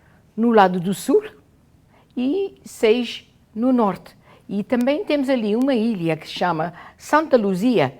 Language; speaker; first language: Portuguese; non-native, local second language; Kabuverdianu